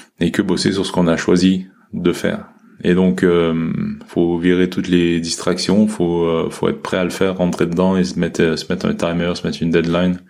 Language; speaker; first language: French; native; French